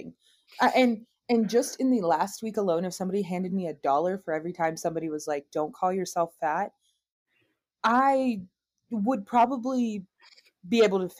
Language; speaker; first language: English; native; English